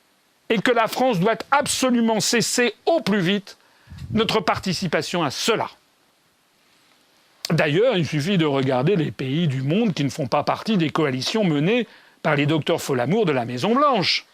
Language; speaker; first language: French; native; French